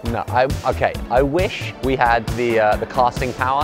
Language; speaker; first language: English; native; English